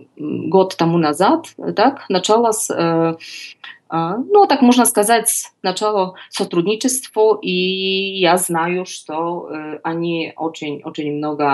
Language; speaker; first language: Russian; non-native, learner; Polish